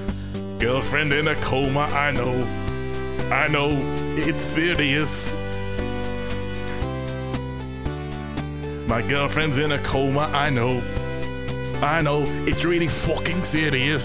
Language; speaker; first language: English; native; English